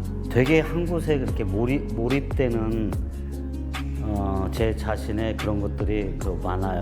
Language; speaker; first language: Korean; native; Korean